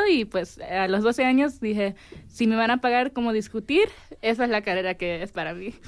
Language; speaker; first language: Spanish; early bilingual, heritage; Spanish